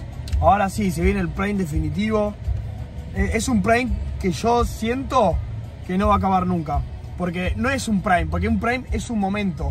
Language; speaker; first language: Spanish; native; Spanish